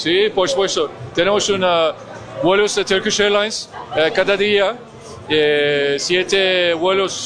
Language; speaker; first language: Spanish; non-native, learner; Turkish